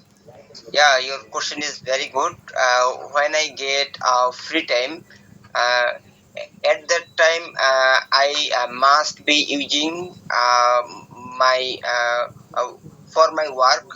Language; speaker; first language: English; non-native, learner; Bangla